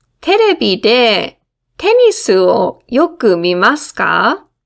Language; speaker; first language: Japanese; non-native, fluent; English